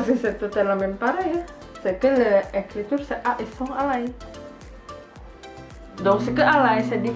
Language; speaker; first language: French; non-native, learner; Indonesian